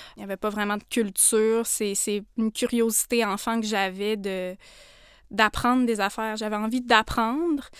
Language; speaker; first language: French; native; French